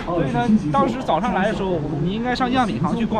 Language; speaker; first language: Chinese; native; Chinese